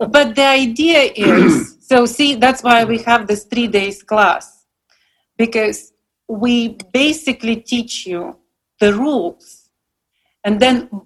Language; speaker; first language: English; non-native, fluent; Russian